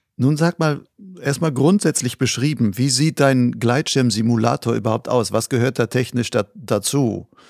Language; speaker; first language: German; native; German